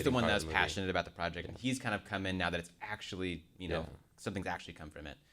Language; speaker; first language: English; native; English